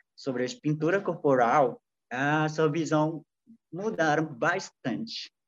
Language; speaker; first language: Portuguese; non-native, local second language; Ticuna